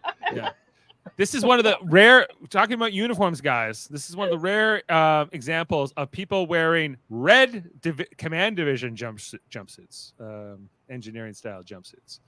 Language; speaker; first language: English; native; English